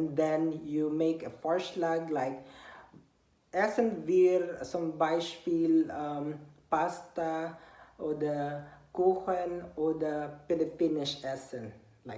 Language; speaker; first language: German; non-native, learner; Cebuano